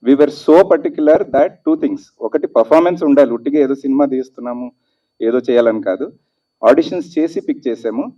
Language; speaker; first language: Telugu; native; Telugu